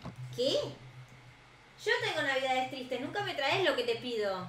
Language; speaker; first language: Spanish; native; Spanish